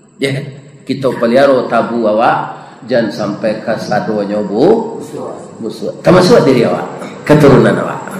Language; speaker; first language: Malay; non-native, local second language; Minangkabau